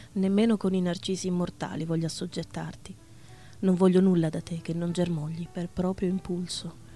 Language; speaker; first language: Italian; native; Italian